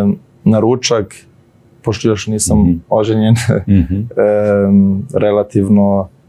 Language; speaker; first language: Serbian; early bilingual, heritage; Serbian